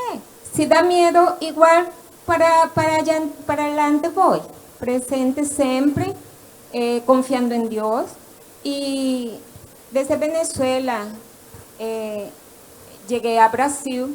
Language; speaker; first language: Portuguese; non-native, learner; Spanish